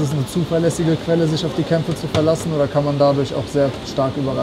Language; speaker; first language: German; native; German